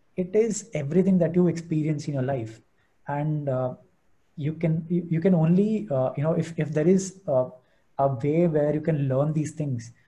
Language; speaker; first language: English; non-native, local second language; Hindi